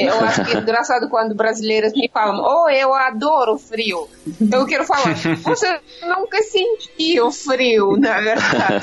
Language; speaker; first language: Portuguese; non-native, learner; Russian